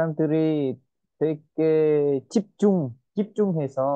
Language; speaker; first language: Korean; non-native, learner; Vietnamese